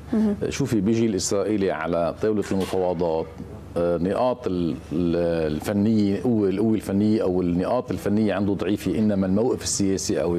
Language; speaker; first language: Arabic; native; Arabic